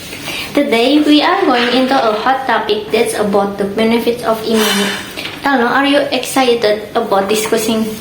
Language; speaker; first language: English; non-native, learner; Indonesian